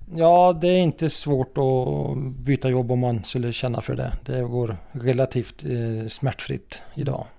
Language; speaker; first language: Swedish; native; Swedish